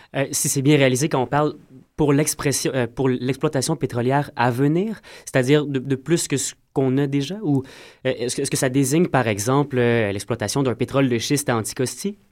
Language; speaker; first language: French; native; French